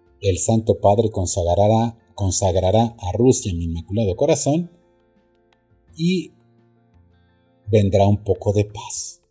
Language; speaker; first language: Spanish; native; Spanish